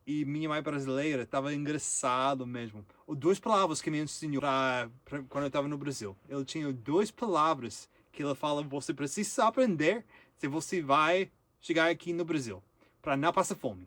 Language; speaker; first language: Portuguese; non-native, learner; English